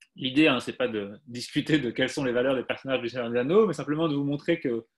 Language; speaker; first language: French; native; French